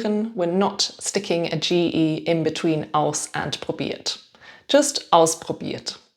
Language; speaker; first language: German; non-native, fluent; English